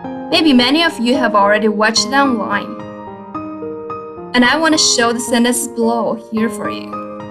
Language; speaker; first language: English; non-native, fluent; Chinese